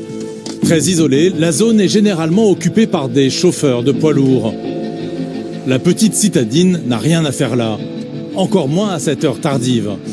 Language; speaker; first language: French; native; French